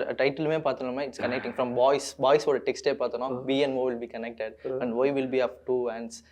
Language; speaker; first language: Tamil; native; Tamil